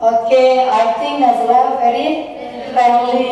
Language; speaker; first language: English; non-native, learner; Indonesian